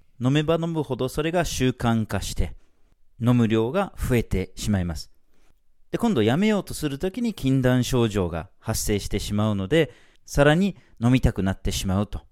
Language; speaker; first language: Japanese; non-native, fluent; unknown